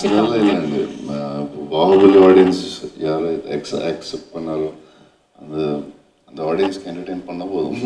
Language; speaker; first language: Tamil; non-native, learner; Telugu